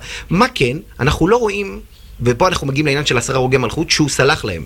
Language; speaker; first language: Hebrew; native; Hebrew